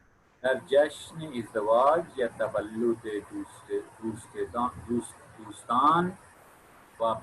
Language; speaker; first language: Persian; non-native, fluent; Urdu